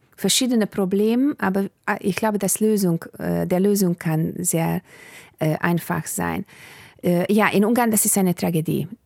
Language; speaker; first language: German; non-native, fluent; Bulgarian